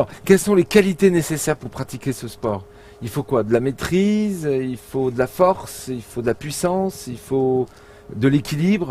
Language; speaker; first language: French; native; French